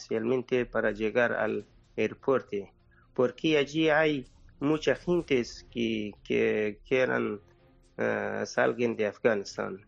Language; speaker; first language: Spanish; non-native, learner; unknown